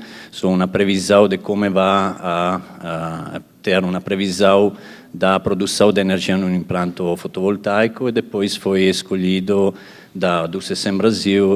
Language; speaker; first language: Portuguese; non-native, fluent; Italian